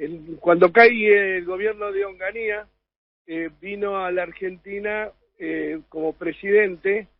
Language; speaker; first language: Spanish; native; Spanish